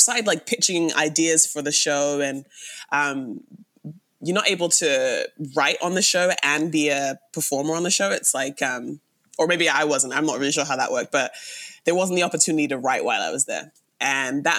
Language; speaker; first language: English; native; English